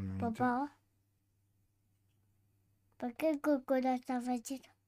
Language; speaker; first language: Italian; early bilingual, heritage; Italian